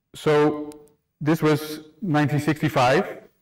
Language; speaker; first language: English; non-native, fluent; Dutch